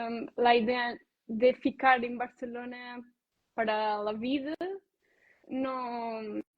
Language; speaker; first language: Portuguese; non-native, learner; Italian